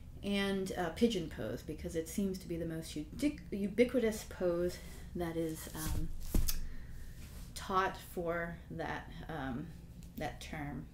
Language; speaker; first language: English; native; English